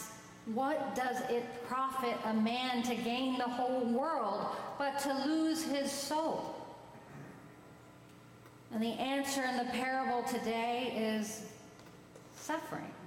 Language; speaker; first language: English; native; English